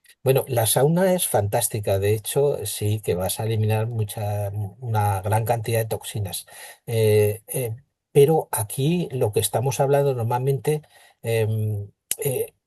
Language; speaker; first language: Spanish; native; Spanish